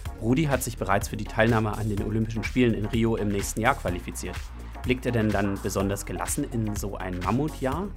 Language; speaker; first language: German; native; German